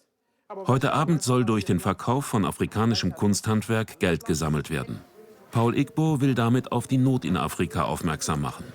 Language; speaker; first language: German; native; German